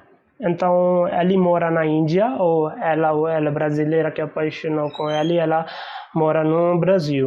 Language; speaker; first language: Portuguese; non-native, learner; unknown